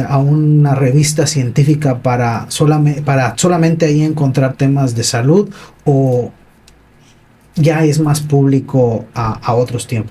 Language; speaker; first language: Spanish; native; Spanish